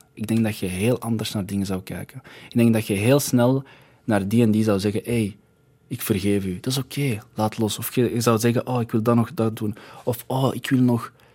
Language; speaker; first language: Dutch; early bilingual, other home language; Arabic